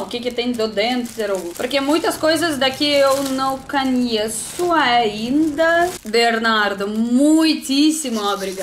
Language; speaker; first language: Portuguese; non-native, learner; Russian